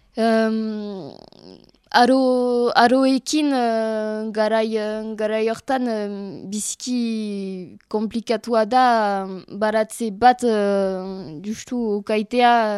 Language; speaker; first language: Basque; non-native, learner; French